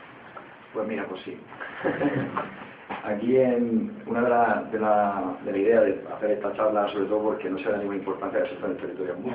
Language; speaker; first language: Spanish; native; Spanish